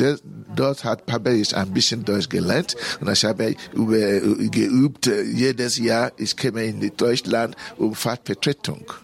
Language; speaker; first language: German; non-native, learner; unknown